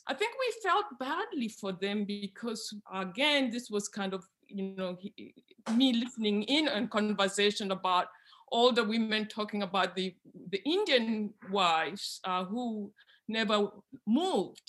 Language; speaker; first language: English; non-native, local second language; Luyia